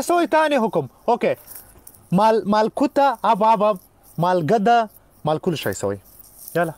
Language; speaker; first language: Arabic; non-native, learner; Pashto